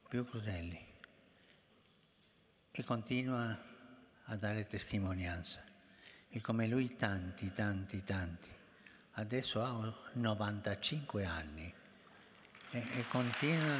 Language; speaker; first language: Italian; non-native, fluent; Spanish